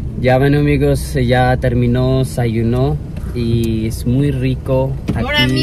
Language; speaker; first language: Spanish; non-native, learner; Urdu